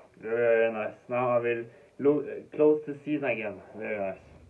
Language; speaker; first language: English; non-native, fluent; Danish